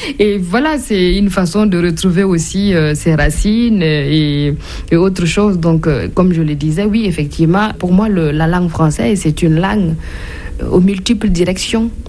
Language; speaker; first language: French; non-native, local second language; Mossi